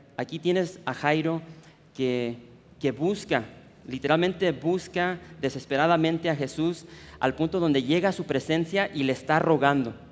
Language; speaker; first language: Spanish; early bilingual, heritage; Spanish